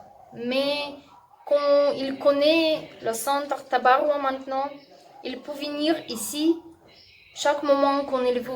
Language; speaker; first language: French; non-native, learner; Russian